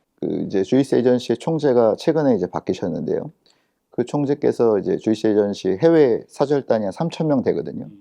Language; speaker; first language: Korean; native; Korean